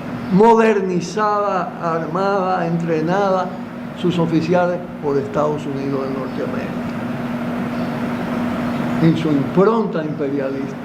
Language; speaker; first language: Spanish; native; Spanish